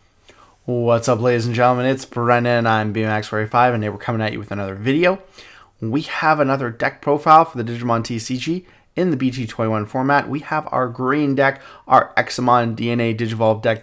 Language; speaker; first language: English; native; English